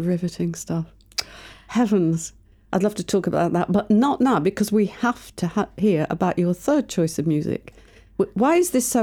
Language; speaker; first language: English; native; English